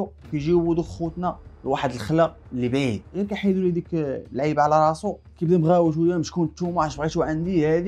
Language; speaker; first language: Arabic; native; Arabic